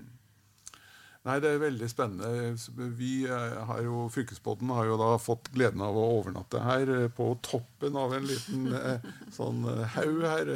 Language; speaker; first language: Norwegian; native; Norwegian